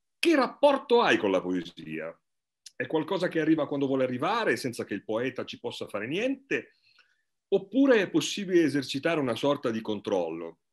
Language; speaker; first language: Italian; native; Italian